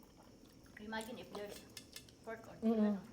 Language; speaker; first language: English; non-native, local second language; Filipino